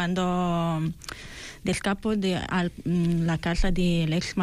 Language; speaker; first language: Spanish; non-native, learner; Arabic